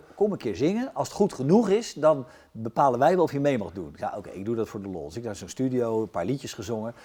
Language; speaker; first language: Dutch; native; Dutch